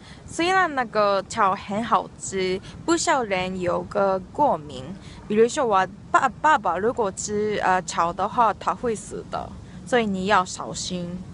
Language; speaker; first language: Chinese; non-native, learner; Japanese